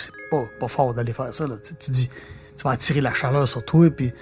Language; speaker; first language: French; native; French